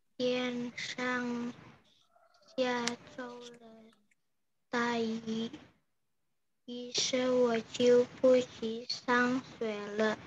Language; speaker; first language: Chinese; non-native, learner; Indonesian